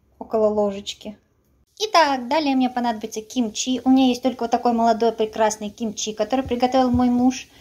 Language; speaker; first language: Russian; native; Russian